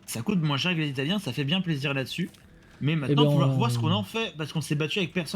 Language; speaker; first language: French; native; French